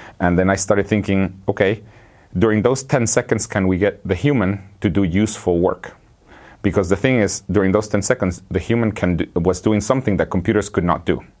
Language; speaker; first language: English; non-native, fluent; Spanish